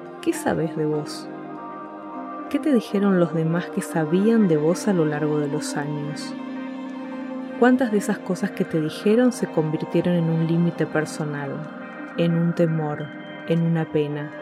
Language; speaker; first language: Spanish; native; Spanish